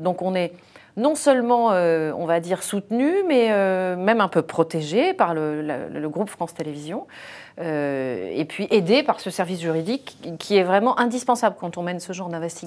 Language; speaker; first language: French; native; French